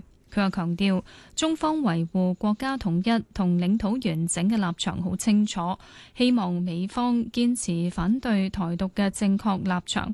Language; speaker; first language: Cantonese; native; Cantonese